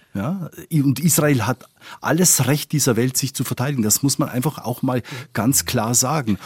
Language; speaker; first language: German; non-native, fluent; Spanish